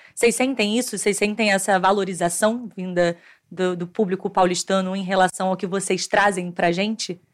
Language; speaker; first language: Portuguese; native; Portuguese